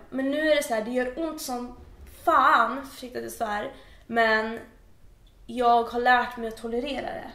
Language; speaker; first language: Swedish; early bilingual, other home language; Persian